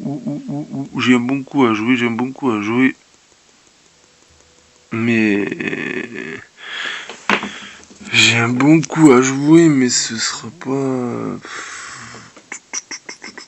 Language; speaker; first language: French; native; French